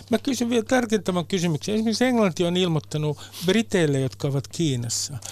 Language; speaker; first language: Finnish; native; Finnish